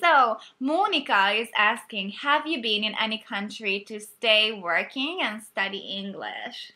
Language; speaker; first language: English; non-native, fluent; Hungarian